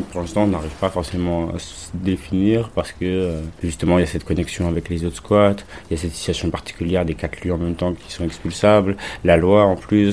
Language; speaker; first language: French; native; French